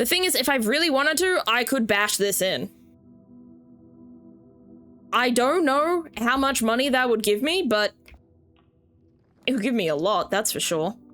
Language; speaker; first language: English; native; English